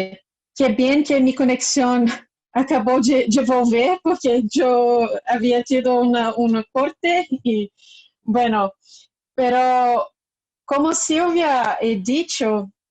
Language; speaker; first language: Spanish; non-native, fluent; Portuguese